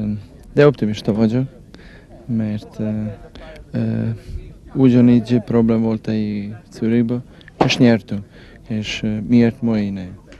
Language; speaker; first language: Hungarian; non-native, learner; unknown